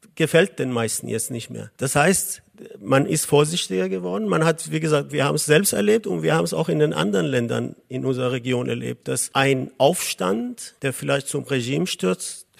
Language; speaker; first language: German; non-native, fluent; Persian